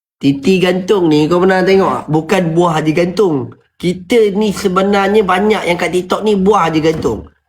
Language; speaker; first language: Malay; native; Malay